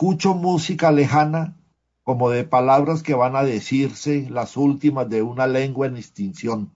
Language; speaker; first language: Spanish; native; Spanish